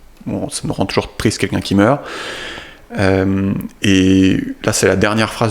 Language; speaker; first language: French; native; French